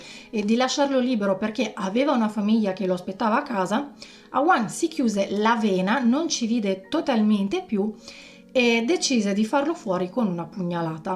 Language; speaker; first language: Italian; native; Italian